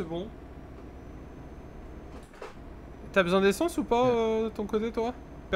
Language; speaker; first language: French; native; French